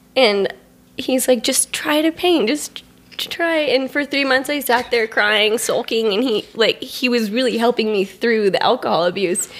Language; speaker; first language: English; native; English